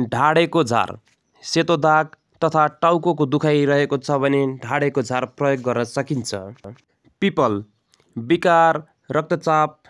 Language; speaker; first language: Nepali; native; Nepali